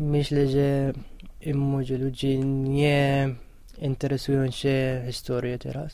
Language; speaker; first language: Polish; non-native, learner; Hebrew